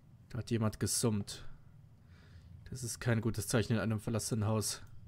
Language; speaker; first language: German; native; German